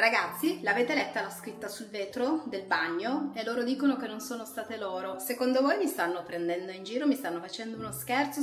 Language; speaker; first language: Italian; native; Italian